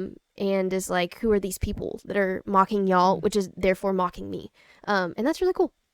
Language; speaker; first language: English; native; English